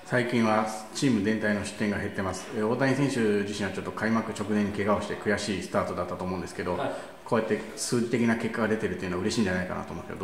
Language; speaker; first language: Japanese; native; Japanese